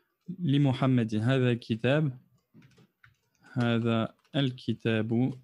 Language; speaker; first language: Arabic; non-native, fluent; French